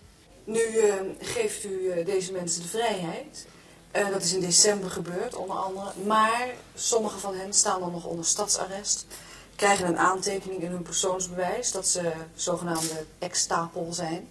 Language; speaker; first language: Dutch; native; Dutch